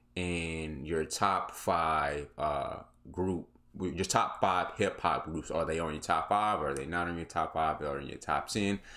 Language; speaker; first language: English; native; English